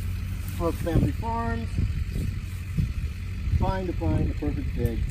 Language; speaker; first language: English; native; English